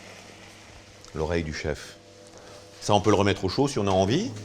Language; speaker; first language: French; native; French